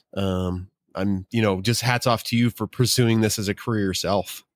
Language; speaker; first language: English; native; English